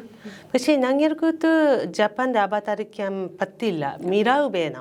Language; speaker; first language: Malayalam; non-native, learner; Japanese